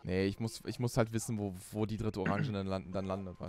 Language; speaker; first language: German; native; German